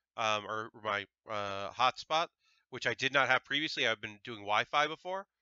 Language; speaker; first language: English; native; English